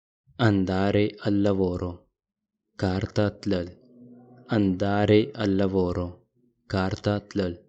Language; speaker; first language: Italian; non-native, fluent; Pashto